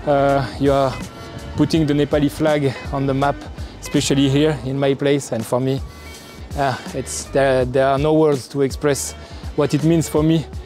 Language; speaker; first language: English; non-native, fluent; French